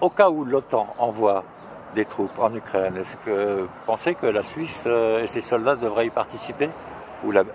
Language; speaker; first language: French; native; French